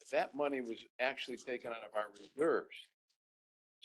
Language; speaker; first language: English; native; English